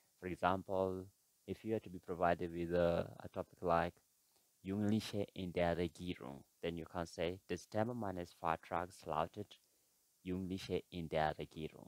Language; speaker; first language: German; non-native, fluent; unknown